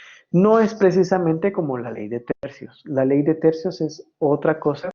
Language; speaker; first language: Spanish; native; Spanish